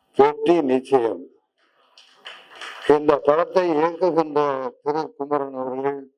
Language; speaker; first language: Tamil; native; Tamil